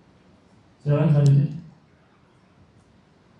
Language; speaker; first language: Indonesian; native; Indonesian